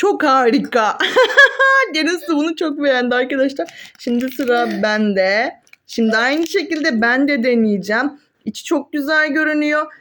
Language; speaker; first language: Turkish; native; Turkish